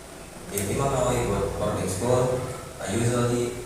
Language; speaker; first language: English; non-native, learner; Indonesian